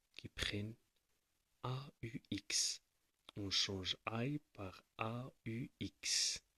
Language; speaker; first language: French; non-native, local second language; Arabic